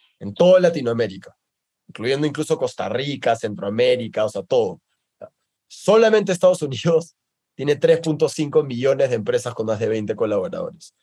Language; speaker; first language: Spanish; native; Spanish